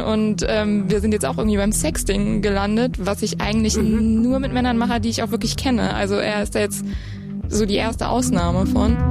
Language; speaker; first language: German; native; German